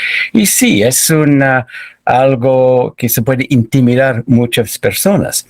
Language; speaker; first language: Spanish; non-native, fluent; English